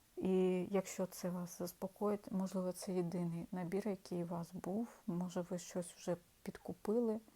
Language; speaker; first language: Ukrainian; non-native, local second language; Russian